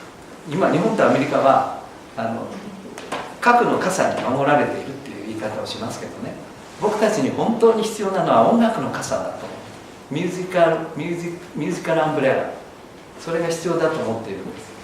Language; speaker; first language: Japanese; native; Japanese